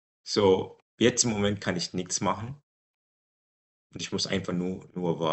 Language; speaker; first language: German; non-native, fluent; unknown